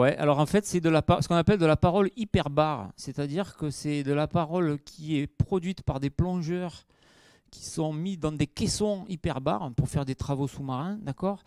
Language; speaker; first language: French; native; French